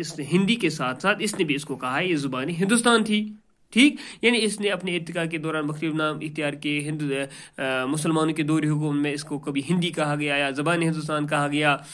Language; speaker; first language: Urdu; non-native, local second language; Kashmiri